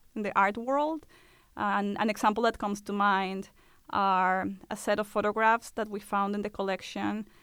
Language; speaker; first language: English; non-native, fluent; Spanish